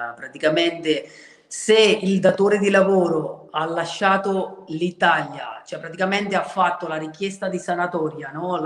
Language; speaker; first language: Italian; non-native, fluent; Urdu